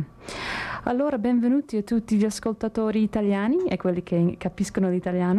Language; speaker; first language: Italian; non-native, fluent; English